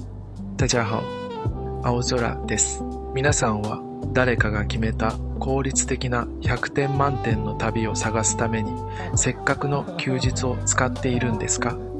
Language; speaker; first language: Japanese; native; Japanese